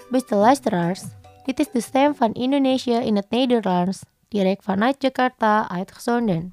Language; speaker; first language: Dutch; non-native, fluent; Indonesian